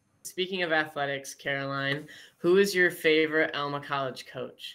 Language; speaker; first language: English; native; English